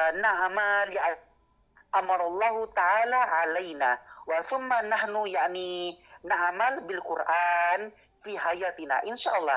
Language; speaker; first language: Arabic; non-native, learner; Indonesian